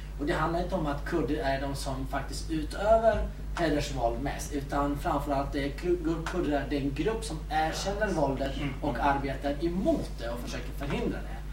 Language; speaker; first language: Swedish; early bilingual, other home language; Kurdish